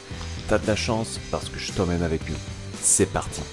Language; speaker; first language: French; native; French